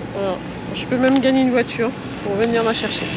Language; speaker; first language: French; native; French